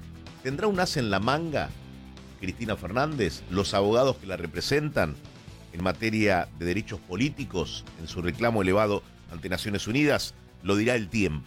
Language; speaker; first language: Spanish; native; Spanish